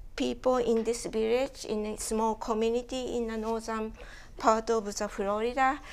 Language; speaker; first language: English; non-native, fluent; Japanese